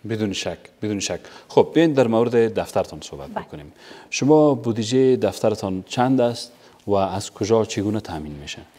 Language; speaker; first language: Persian; native; Persian